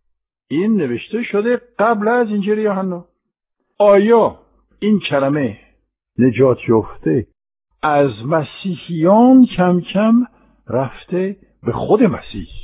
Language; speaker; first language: Persian; non-native, fluent; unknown